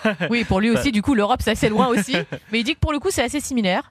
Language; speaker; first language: French; native; French